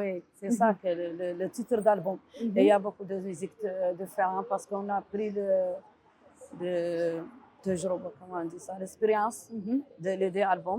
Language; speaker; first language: French; non-native, learner; Arabic